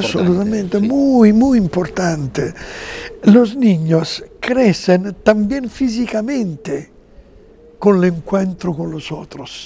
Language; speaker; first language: Spanish; non-native, fluent; Italian